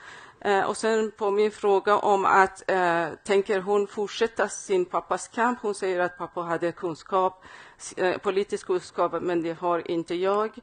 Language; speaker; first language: Swedish; non-native, fluent; Persian